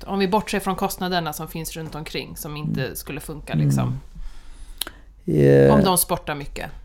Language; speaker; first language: Swedish; native; Swedish